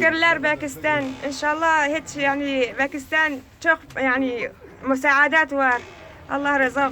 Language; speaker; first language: Turkish; non-native, learner; Arabic